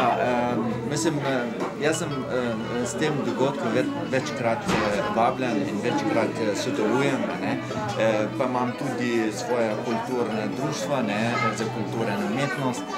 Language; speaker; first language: Slovenian; non-native, fluent; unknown